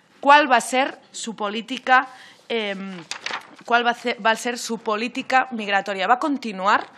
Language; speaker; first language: Spanish; non-native, local second language; Catalan